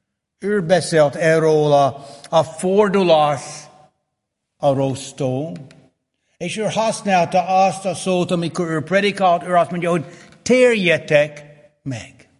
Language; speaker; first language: Hungarian; early bilingual, heritage; Hungarian